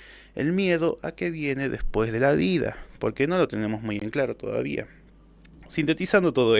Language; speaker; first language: Spanish; native; Spanish